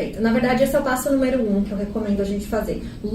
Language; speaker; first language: Portuguese; native; Portuguese